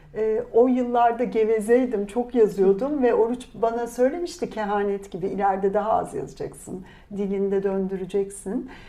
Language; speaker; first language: Turkish; native; Turkish